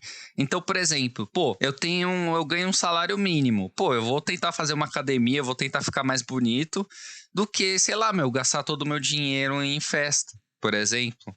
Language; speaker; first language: Portuguese; native; Portuguese